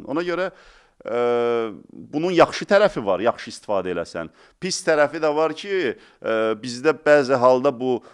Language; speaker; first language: Azerbaijani; native; Azerbaijani